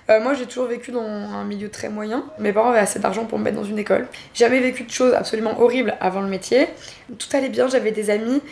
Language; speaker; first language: French; native; French